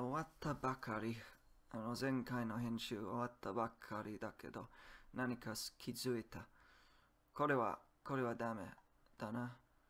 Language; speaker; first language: Japanese; non-native, learner; English